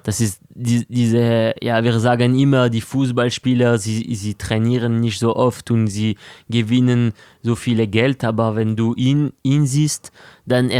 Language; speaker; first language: German; non-native, local second language; French